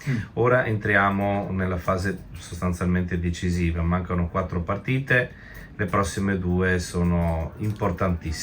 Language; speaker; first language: Italian; native; Italian